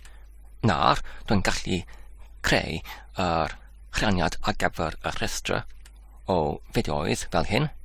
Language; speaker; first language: Welsh; non-native, learner; English